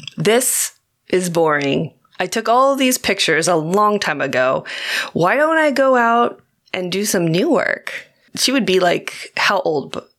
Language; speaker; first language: English; native; English